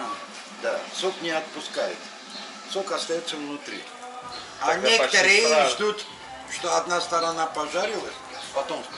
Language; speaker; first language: Russian; non-native, local second language; Azerbaijani